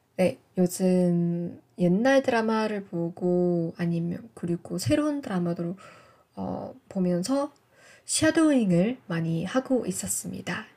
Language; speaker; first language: Korean; non-native, fluent; English